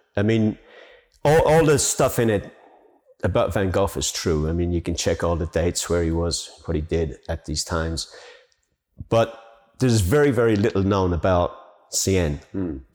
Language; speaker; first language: English; native; English